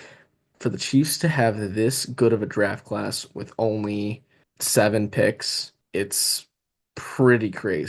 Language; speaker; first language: English; native; English